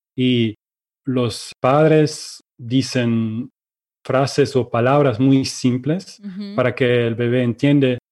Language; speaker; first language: Spanish; non-native, fluent; Russian